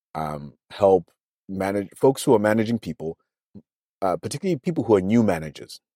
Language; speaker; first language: English; non-native, local second language; Shona